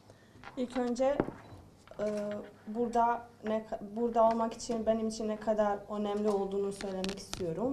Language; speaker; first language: Turkish; non-native, fluent; Bosnian